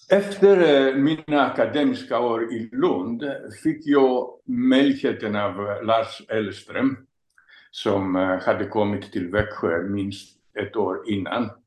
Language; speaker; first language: Swedish; non-native, fluent; Greek